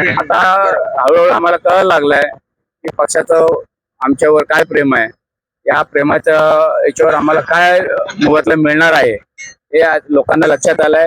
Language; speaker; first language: Marathi; non-native, local second language; Telugu